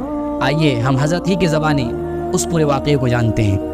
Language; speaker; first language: Urdu; native; Urdu